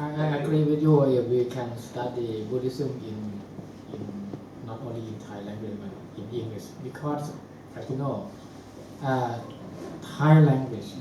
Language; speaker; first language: English; non-native, fluent; Thai